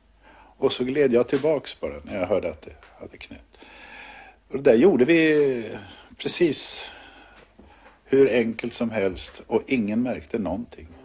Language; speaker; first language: Swedish; native; Swedish